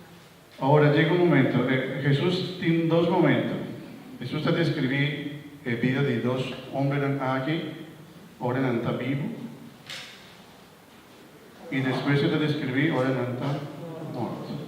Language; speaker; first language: Spanish; non-native, learner; Papiamento